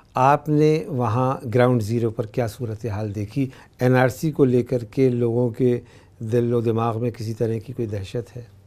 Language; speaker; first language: Hindi; native; Hindi